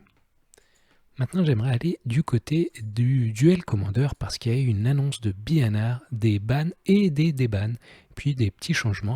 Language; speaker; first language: French; native; French